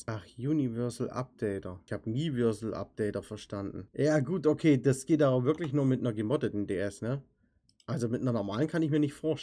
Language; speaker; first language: German; native; German